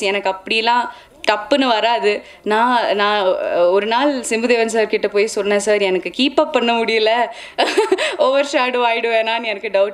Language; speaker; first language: Tamil; non-native, local second language; Malayalam